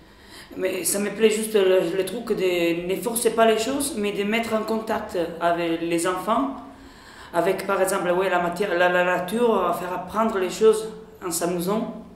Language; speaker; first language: French; non-native, fluent; Italian